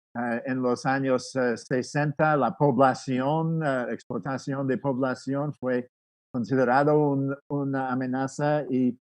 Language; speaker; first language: Spanish; non-native, fluent; English